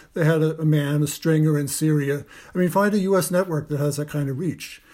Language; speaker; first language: English; native; English